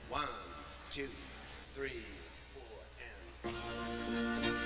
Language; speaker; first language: English; native; English